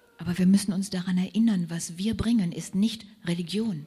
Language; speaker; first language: German; native; German